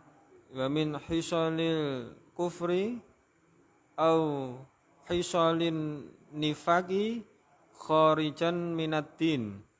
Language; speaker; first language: Arabic; non-native, learner; Indonesian